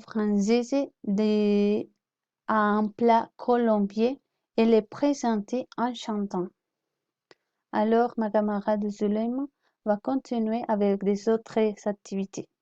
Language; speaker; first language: French; non-native, learner; Spanish